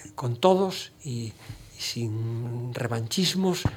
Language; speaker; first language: Spanish; native; Spanish